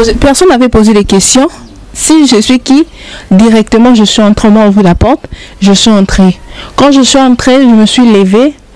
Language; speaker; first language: French; non-native, local second language; Lingala